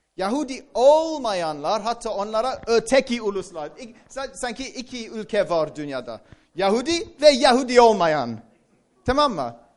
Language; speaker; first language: Turkish; non-native, fluent; English